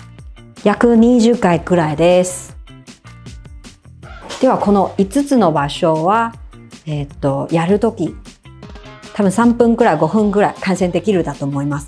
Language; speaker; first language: Japanese; non-native, fluent; Chinese